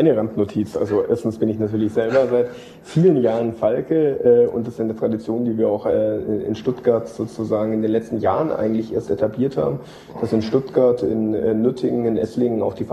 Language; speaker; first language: German; native; German